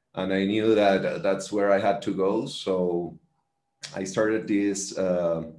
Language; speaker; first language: English; non-native, fluent; Spanish